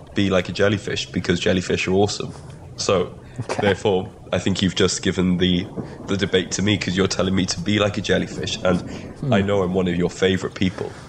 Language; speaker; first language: English; non-native, local second language; Welsh